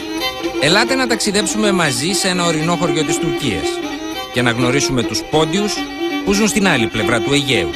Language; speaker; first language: Greek; native; Greek